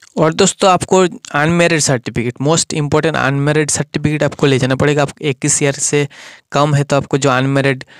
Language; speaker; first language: Hindi; non-native, local second language; Bangla